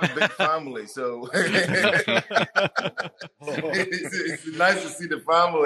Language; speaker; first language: English; non-native, fluent; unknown